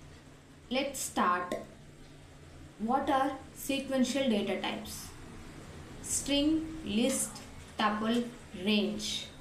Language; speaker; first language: English; non-native, local second language; Telugu